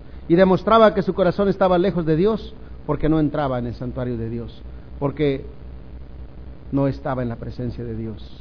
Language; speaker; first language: Spanish; native; Spanish